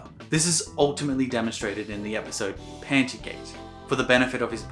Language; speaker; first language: English; native; English